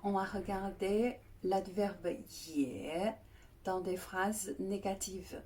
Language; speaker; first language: French; non-native, fluent; Chinese